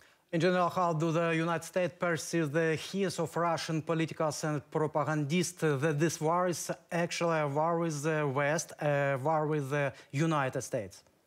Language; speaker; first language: English; non-native, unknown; Ukrainian